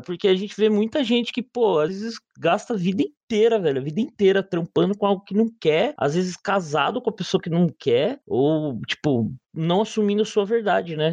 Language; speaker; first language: Portuguese; native; Portuguese